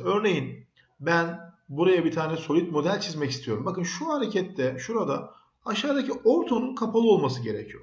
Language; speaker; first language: Turkish; native; Turkish